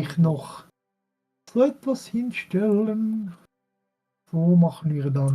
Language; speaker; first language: German; non-native, fluent; French